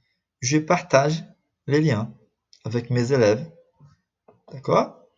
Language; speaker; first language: French; non-native, fluent; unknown